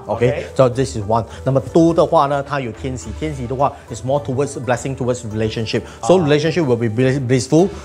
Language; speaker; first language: English; non-native, local second language; Chinese